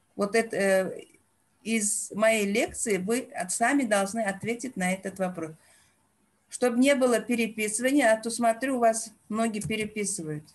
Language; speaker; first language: Russian; non-native, local second language; Uzbek